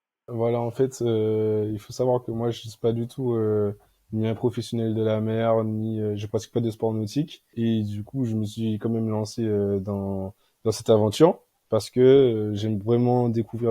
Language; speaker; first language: French; native; French